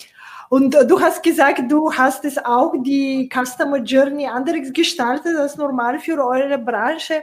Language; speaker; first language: German; non-native, fluent; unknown